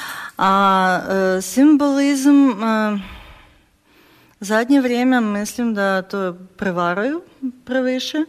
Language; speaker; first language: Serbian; non-native, fluent; Ukrainian